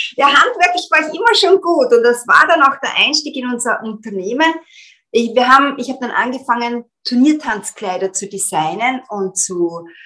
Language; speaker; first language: German; native; German